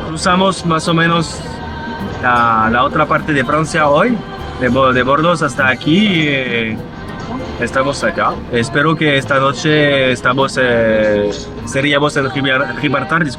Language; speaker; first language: Spanish; non-native, learner; French